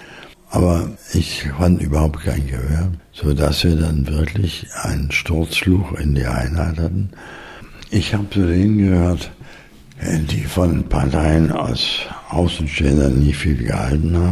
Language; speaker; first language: German; native; German